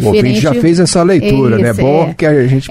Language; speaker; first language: Portuguese; native; Portuguese